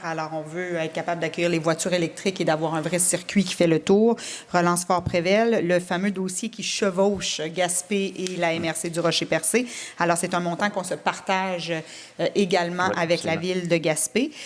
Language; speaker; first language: French; native; French